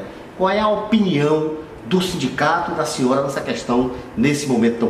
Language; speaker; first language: Portuguese; native; Portuguese